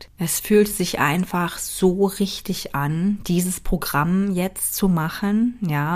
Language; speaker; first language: German; native; German